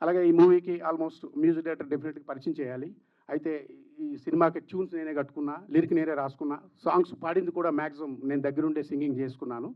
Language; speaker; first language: Telugu; native; Telugu